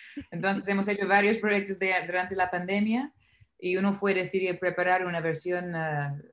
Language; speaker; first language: Spanish; non-native, fluent; English